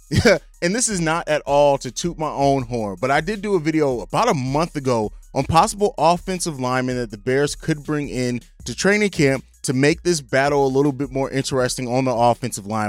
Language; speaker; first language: English; native; English